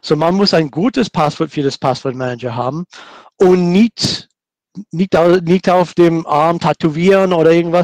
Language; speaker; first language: German; non-native, fluent; English